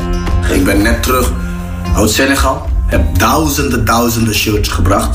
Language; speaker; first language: Dutch; non-native, fluent; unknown